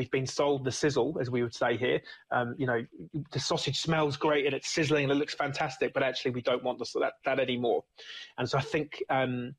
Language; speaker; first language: English; native; English